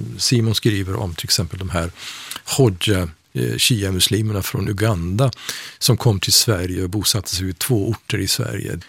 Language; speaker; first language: Swedish; non-native, fluent; Persian